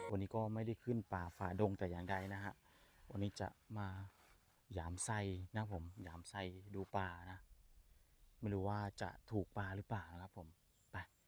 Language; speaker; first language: Thai; non-native, local second language; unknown